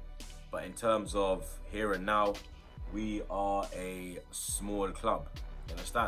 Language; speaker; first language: English; native; English